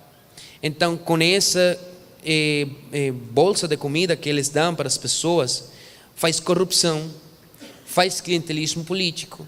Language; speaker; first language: Portuguese; non-native, fluent; Spanish